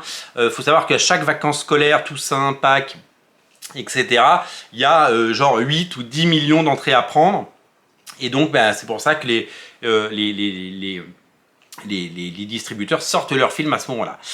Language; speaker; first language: French; native; French